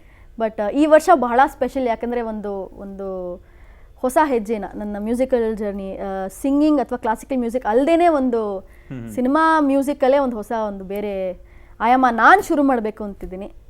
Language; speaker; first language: Kannada; native; Kannada